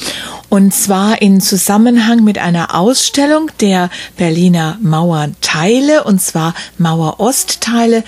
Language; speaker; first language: German; native; German